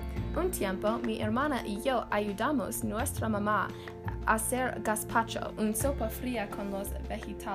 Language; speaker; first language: Spanish; non-native, learner; English